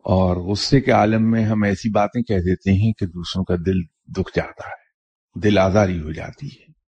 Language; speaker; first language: Urdu; native; Urdu